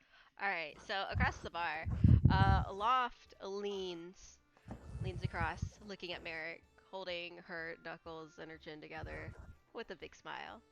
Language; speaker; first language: English; native; English